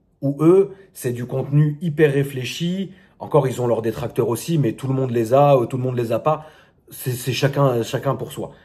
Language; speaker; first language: French; native; French